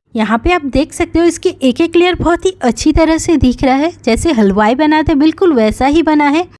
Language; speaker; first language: Hindi; non-native, local second language; Bangla